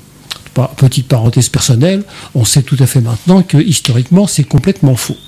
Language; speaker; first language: French; native; French